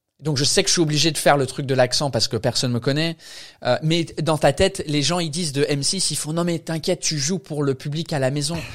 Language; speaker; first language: French; non-native, fluent; English